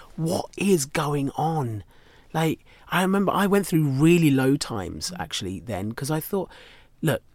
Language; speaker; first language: English; native; English